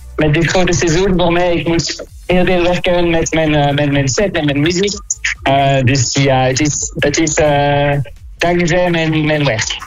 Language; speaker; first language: Dutch; non-native, local second language; French